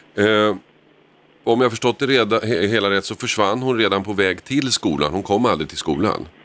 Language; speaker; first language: Swedish; native; Swedish